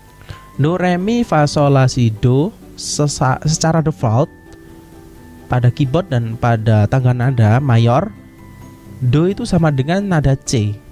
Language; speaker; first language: Indonesian; native; Indonesian